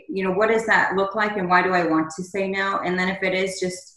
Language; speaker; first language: English; native; English